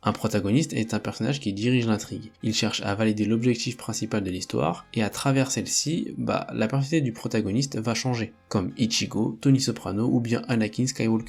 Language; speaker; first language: French; native; French